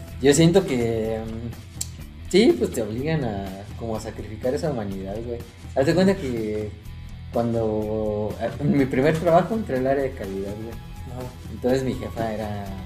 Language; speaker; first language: Spanish; native; Spanish